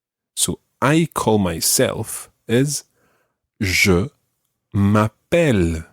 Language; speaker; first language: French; non-native, fluent; English